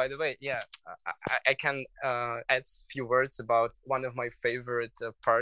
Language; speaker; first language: English; non-native, learner; Russian